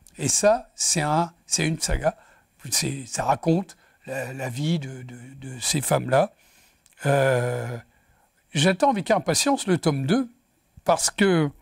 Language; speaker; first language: French; native; French